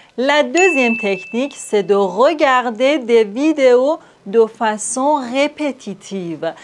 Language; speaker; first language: French; non-native, fluent; Persian